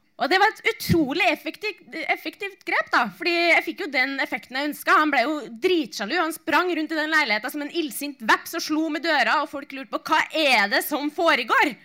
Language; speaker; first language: Norwegian; native; Norwegian